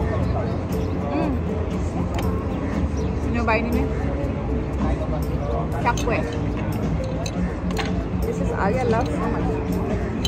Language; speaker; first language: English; non-native, fluent; Indonesian